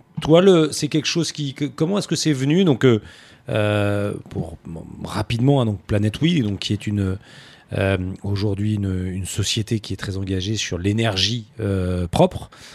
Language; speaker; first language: French; native; French